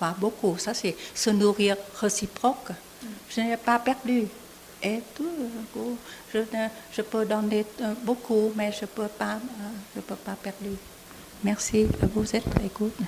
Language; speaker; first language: French; non-native, learner; Vietnamese